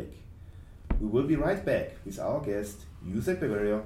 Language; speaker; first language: English; non-native, fluent; German